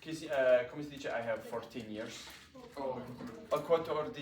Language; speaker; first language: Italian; non-native, fluent; English